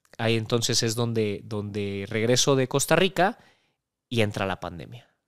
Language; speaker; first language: Spanish; native; Spanish